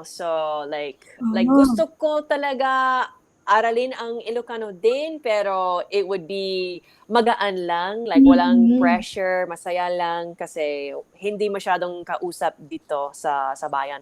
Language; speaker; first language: Filipino; early bilingual, heritage; English